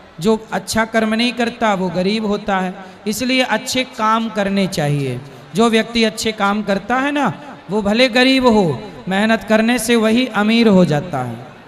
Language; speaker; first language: Hindi; native; Hindi